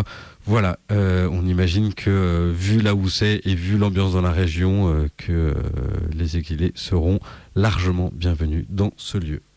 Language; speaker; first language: French; native; French